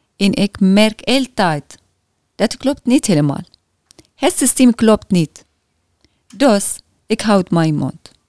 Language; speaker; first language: Dutch; non-native, learner; Arabic